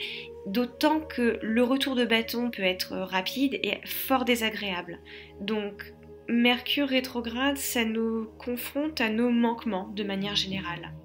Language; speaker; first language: French; native; French